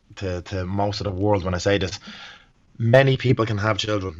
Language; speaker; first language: English; native; English